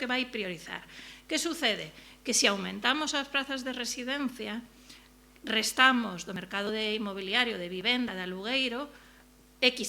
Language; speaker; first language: Galician; native; Galician